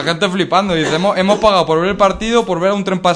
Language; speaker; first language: Spanish; native; Spanish